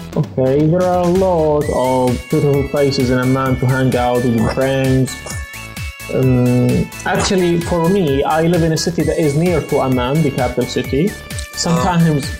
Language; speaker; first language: English; non-native, fluent; Arabic